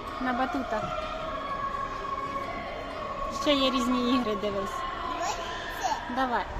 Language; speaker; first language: Ukrainian; native; Ukrainian